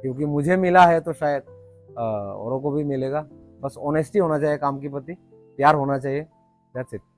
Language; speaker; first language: Hindi; non-native, local second language; Bangla